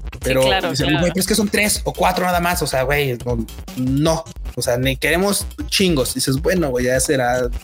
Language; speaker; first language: Spanish; native; Spanish